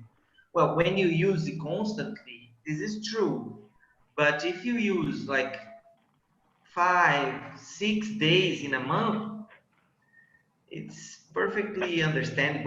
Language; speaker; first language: English; non-native, fluent; Portuguese